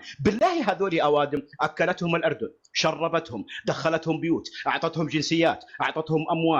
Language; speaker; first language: Arabic; native; Arabic